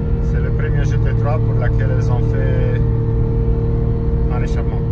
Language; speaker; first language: French; non-native, fluent; Romanian